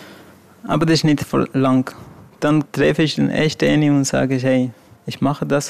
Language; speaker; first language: German; non-native, fluent; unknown